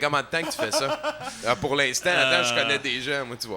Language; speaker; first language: French; native; French